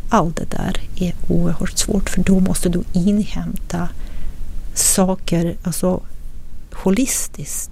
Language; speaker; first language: Swedish; non-native, fluent; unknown